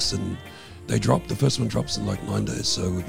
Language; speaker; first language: English; non-native, local second language; Samoan